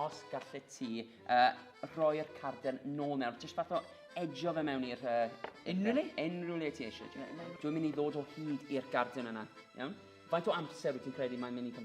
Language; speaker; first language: Welsh; native; Welsh